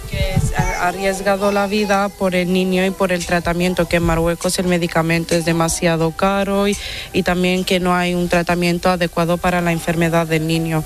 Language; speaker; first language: Spanish; non-native, fluent; Italian